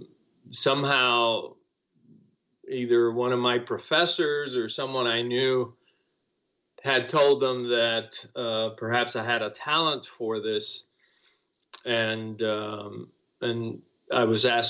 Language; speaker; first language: English; non-native, fluent; Spanish